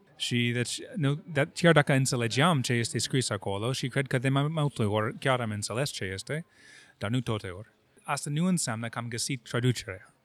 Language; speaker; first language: Romanian; non-native, fluent; English